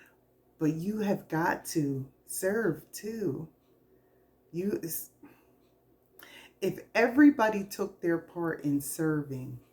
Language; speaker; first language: English; native; English